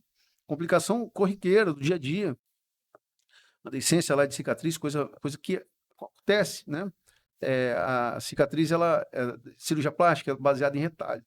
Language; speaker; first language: Portuguese; native; Portuguese